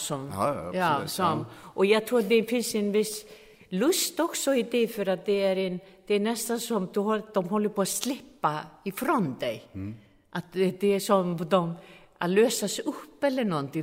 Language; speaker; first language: Swedish; non-native, fluent; Icelandic